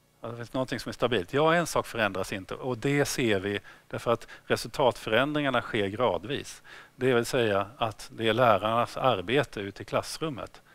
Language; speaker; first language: Swedish; native; Swedish